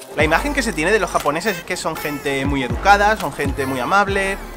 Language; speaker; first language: Spanish; native; Spanish